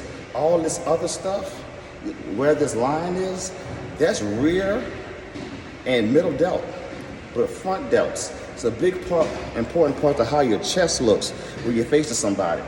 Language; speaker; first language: English; native; English